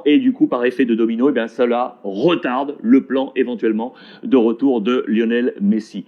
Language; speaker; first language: French; native; French